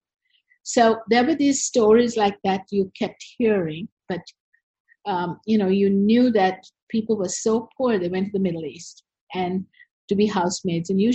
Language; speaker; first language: English; non-native, local second language; Sinhala